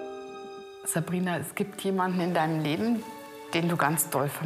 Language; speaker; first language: German; native; German